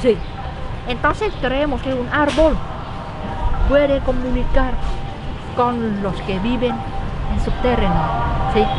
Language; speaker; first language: Spanish; non-native, learner; Vietnamese